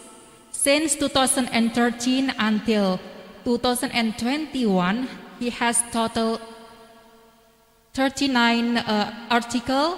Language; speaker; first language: English; non-native, learner; Indonesian